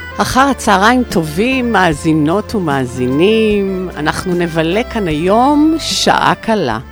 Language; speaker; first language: Hebrew; native; Hebrew